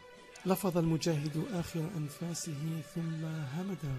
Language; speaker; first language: Arabic; native; Arabic